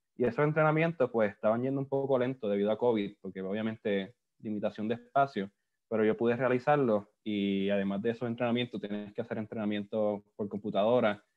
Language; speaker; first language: Spanish; native; Spanish